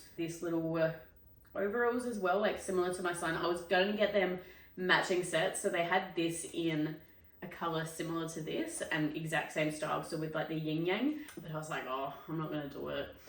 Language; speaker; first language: English; native; English